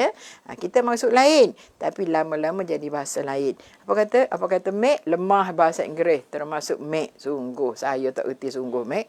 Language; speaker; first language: Malay; native; Malay